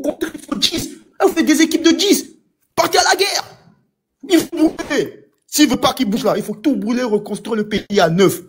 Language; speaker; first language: French; non-native, local second language; Ewe